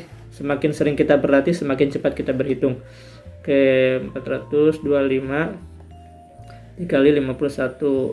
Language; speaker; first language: Indonesian; native; Indonesian